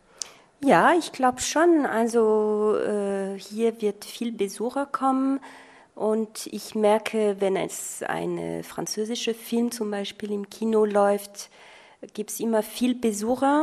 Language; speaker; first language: German; non-native, fluent; French